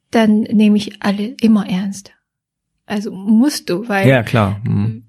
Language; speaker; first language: German; non-native, fluent; Korean